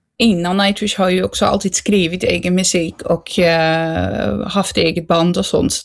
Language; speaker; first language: Swedish; non-native, fluent; Dutch